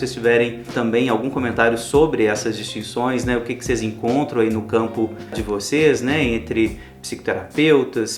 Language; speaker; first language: Portuguese; native; Portuguese